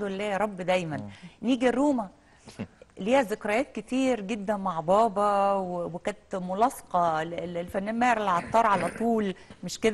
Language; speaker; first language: Arabic; native; Arabic